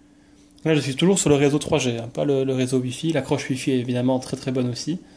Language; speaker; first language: French; native; French